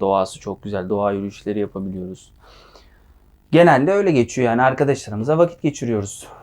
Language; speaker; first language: Turkish; native; Turkish